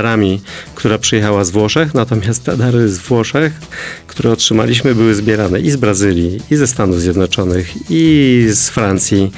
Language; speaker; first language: Polish; native; Polish